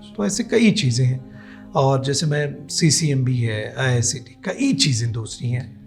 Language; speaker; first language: Urdu; native; Urdu